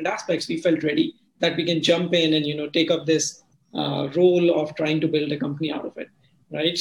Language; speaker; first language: English; non-native, local second language; Hindi